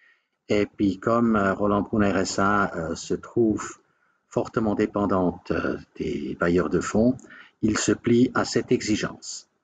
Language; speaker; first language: French; native; French